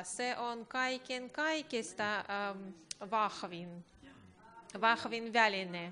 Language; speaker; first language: Finnish; non-native, learner; Ukrainian